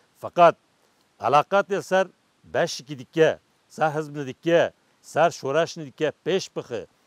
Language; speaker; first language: Kurdish; non-native, local second language; Turkish